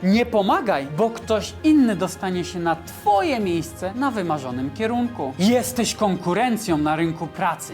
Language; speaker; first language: Polish; native; Polish